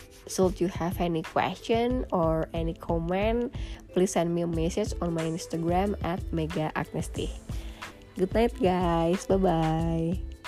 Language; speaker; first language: English; non-native, fluent; Indonesian